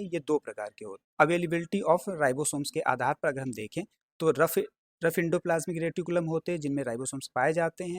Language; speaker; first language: Hindi; native; Hindi